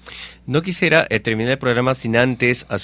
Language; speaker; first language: Spanish; native; Spanish